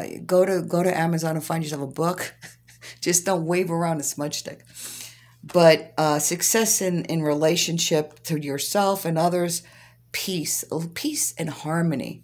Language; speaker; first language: English; native; English